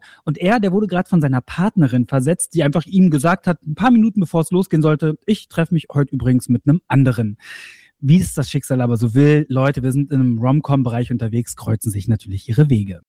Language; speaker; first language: German; native; German